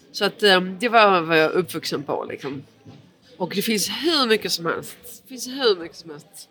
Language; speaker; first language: Swedish; early bilingual, other home language; Portuguese